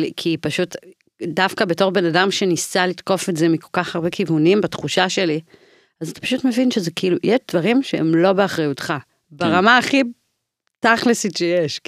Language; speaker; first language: Hebrew; early bilingual, other home language; English